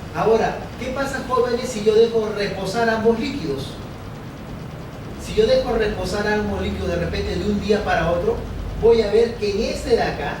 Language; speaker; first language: Spanish; native; Spanish